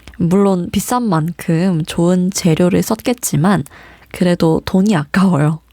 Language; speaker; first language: Korean; native; Korean